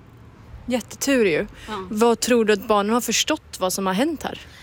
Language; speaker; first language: Swedish; native; Swedish